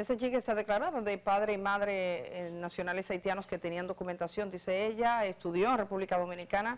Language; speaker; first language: Spanish; native; Spanish